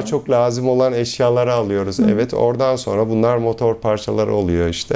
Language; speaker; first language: Turkish; early bilingual, heritage; Turkish